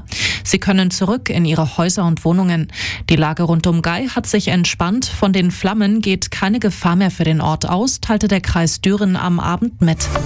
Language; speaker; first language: German; native; German